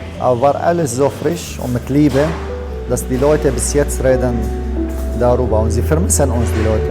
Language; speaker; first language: German; non-native, learner; Arabic